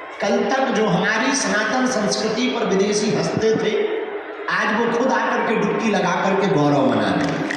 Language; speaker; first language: Hindi; native; Hindi